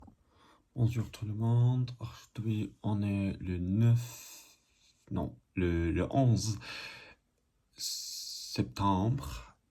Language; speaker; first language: French; non-native, learner; English